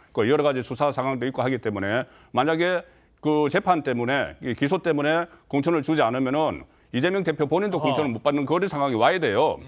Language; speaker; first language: Korean; native; Korean